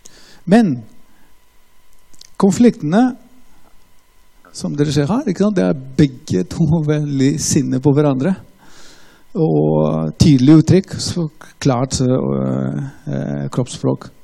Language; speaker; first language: Norwegian; non-native, fluent; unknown